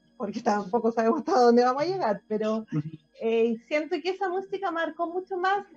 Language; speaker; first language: Spanish; native; Spanish